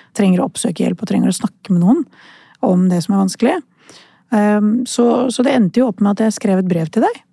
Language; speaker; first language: Norwegian; early bilingual, other home language; Urdu